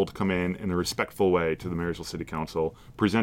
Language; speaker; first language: English; native; English